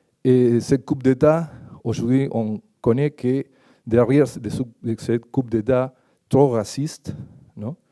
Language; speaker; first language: French; non-native, learner; Spanish